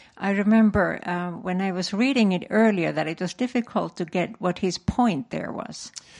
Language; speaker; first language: English; non-native, fluent; Finnish